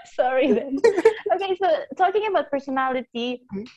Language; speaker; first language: English; non-native, fluent; Indonesian